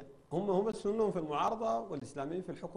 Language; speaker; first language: Arabic; native; Arabic